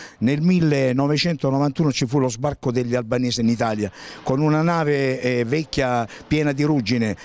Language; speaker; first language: Italian; native; Italian